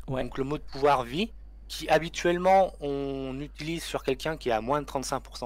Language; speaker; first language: French; native; French